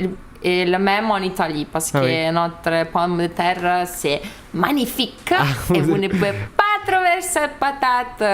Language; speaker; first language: French; non-native, learner; Lithuanian